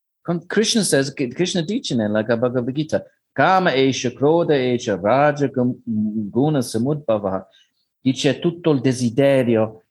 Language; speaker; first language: Italian; non-native, learner; English